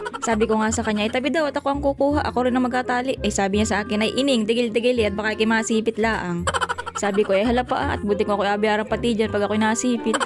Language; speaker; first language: Filipino; native; Filipino